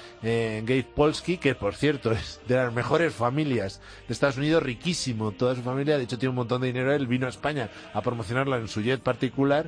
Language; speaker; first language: Spanish; native; Spanish